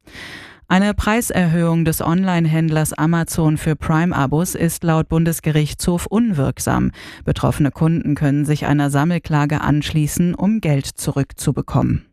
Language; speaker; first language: German; native; German